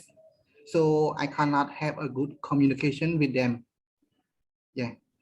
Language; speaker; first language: English; non-native, learner; Khmer